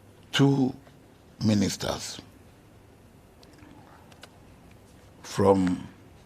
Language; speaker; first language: English; non-native, local second language; Yoruba